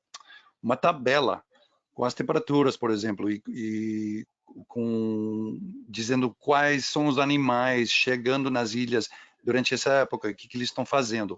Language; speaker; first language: Portuguese; non-native, fluent; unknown